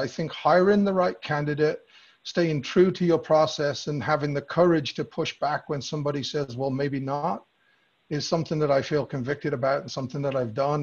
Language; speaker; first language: English; native; English